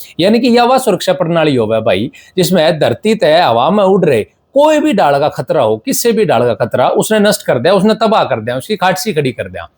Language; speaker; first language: Hindi; native; Hindi